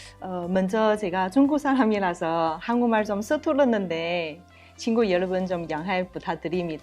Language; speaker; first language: Korean; non-native, learner; Chinese